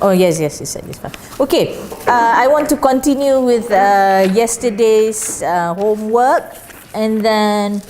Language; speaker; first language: English; non-native, fluent; Malay